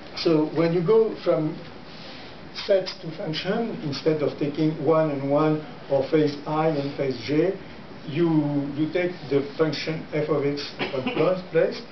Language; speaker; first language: English; non-native, fluent; French